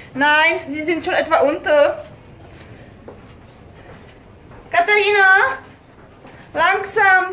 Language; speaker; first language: German; non-native, learner; Czech